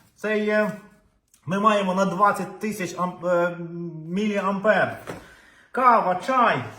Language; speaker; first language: Ukrainian; native; Ukrainian